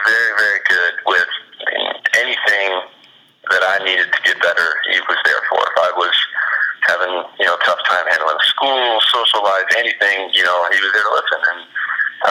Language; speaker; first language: English; native; English